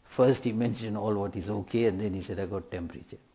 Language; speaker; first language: English; native; English